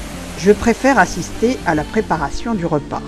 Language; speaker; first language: French; native; French